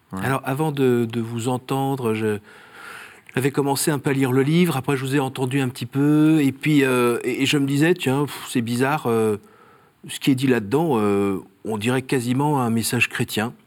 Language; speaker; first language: French; native; French